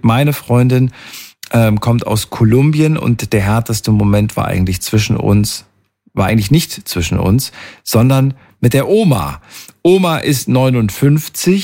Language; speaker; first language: German; native; German